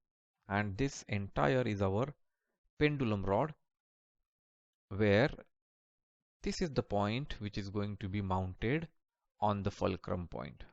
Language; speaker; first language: English; non-native, local second language; Marathi